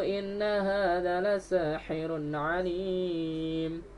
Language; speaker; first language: Arabic; non-native, learner; Indonesian